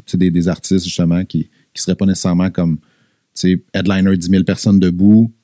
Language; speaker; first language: French; native; French